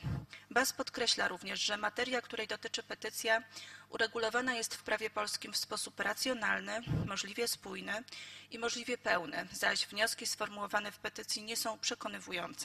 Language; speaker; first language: Polish; native; Polish